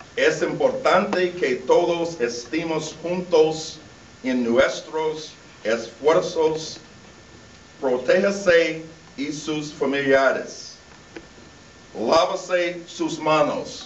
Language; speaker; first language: Spanish; non-native, learner; English